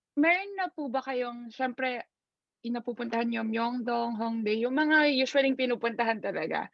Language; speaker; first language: Filipino; native; Filipino